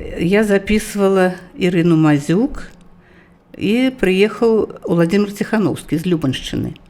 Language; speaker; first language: Belarusian; native; Belarusian